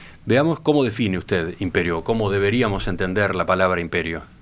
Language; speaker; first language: Spanish; native; Spanish